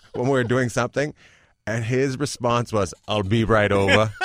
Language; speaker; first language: English; native; English